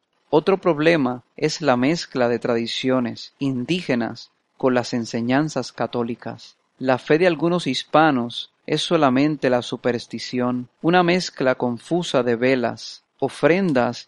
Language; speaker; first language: Spanish; non-native, fluent; English